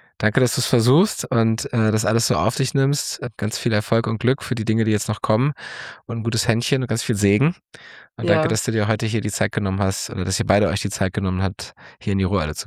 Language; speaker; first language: German; native; German